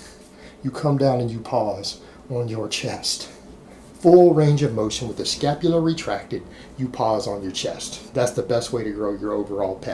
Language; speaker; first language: English; native; English